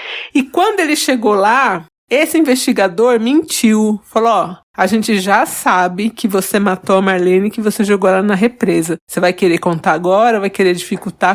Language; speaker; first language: Portuguese; native; Portuguese